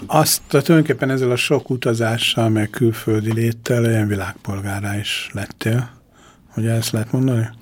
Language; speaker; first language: Hungarian; native; Hungarian